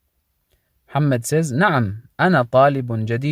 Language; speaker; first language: Arabic; non-native, fluent; English